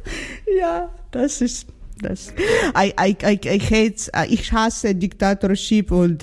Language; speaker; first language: German; non-native, learner; Ukrainian